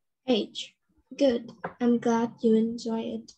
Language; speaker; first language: English; non-native, learner; Vietnamese